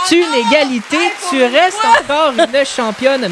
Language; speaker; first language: French; native; French